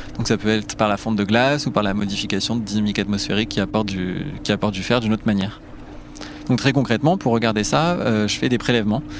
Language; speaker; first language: French; native; French